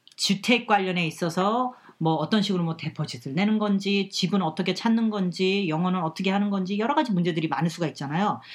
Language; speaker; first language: Korean; native; Korean